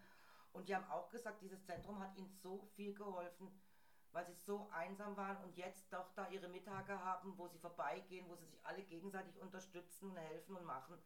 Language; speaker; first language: German; native; German